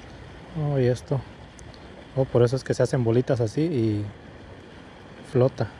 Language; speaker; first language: Spanish; native; Spanish